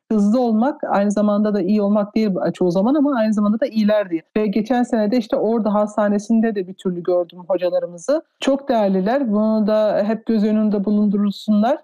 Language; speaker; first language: Turkish; early bilingual, heritage; Turkish